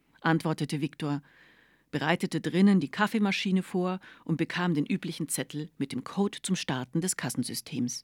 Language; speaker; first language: German; native; German